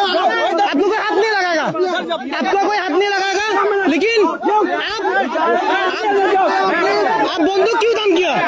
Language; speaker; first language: Hindi; non-native, learner; Bangla